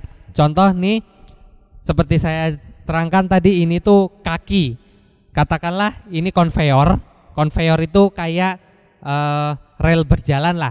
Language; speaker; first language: Indonesian; native; Indonesian